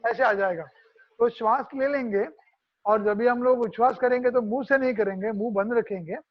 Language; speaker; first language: Hindi; non-native, local second language; Marathi